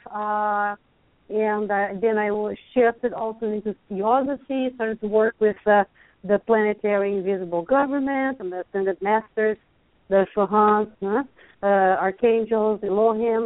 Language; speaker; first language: English; non-native, fluent; Portuguese